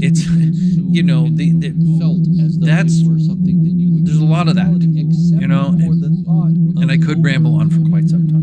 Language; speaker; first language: English; native; English